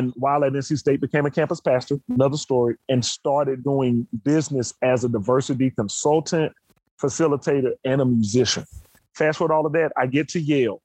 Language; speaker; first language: English; native; English